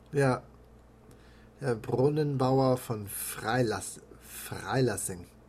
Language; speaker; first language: German; non-native, fluent; English